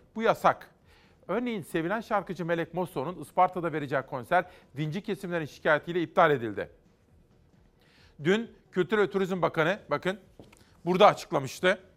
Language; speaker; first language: Turkish; native; Turkish